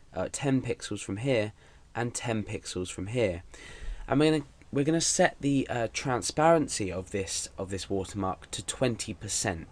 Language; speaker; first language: English; native; English